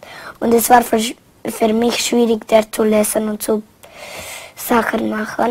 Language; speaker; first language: German; early bilingual, other home language; Spanish